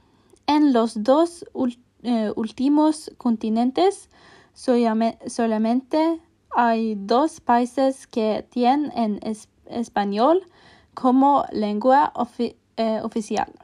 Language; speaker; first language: Spanish; non-native, fluent; Norwegian